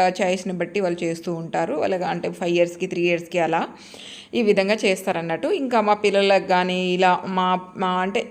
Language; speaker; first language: Telugu; non-native, local second language; Lambadi